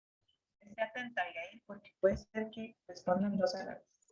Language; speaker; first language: Spanish; native; Spanish